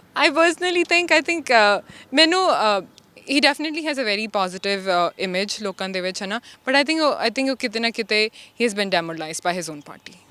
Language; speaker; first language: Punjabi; early bilingual, heritage; Punjabi